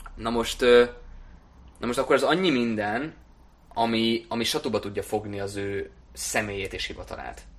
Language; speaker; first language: Hungarian; non-native, local second language; German